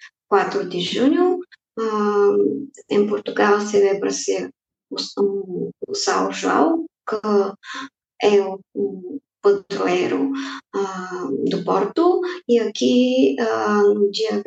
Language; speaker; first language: Portuguese; non-native, fluent; Bulgarian